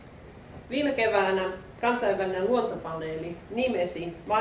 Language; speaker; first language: Finnish; native; Finnish